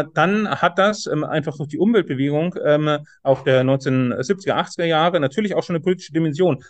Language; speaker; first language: German; native; German